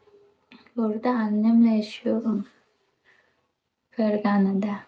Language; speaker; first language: Turkish; non-native, learner; Uzbek